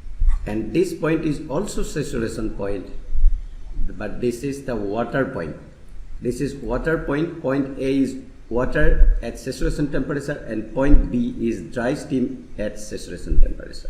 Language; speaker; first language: English; non-native, local second language; Assamese